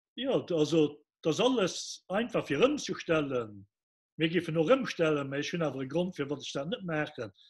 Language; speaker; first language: Luxembourgish; native; Luxembourgish